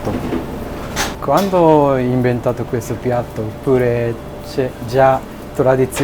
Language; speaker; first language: Italian; non-native, learner; Japanese